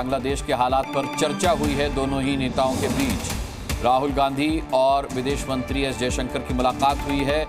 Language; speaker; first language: Hindi; native; Hindi